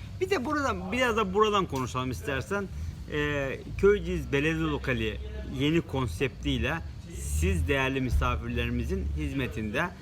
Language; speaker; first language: Turkish; native; Turkish